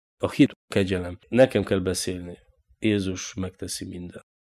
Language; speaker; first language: Hungarian; non-native, learner; Polish